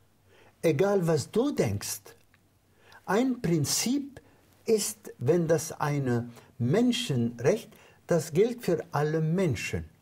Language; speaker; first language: German; non-native, fluent; Arabic